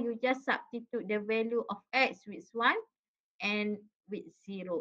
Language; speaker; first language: English; non-native, local second language; Malay